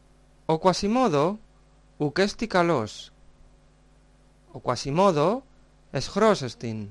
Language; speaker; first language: Greek; non-native, fluent; Spanish